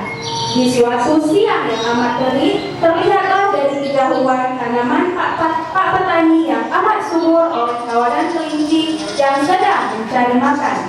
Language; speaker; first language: Indonesian; native; Indonesian